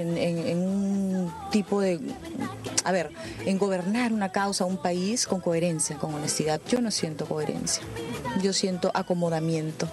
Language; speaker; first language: Spanish; native; Spanish